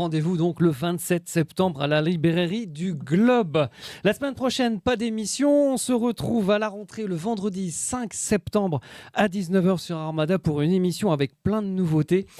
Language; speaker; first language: French; native; French